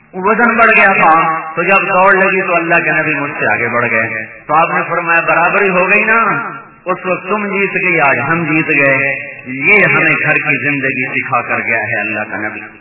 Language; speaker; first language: Urdu; non-native, local second language; Punjabi